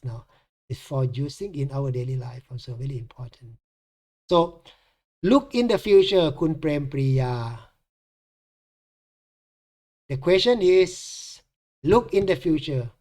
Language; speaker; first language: English; non-native, fluent; Thai